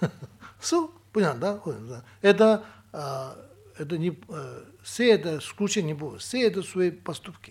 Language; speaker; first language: Russian; non-native, learner; Tibetan